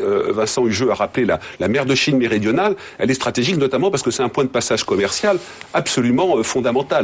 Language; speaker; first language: French; native; French